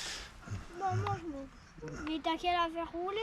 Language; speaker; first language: French; native; French